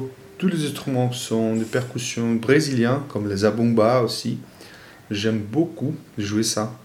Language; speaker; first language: French; non-native, fluent; Portuguese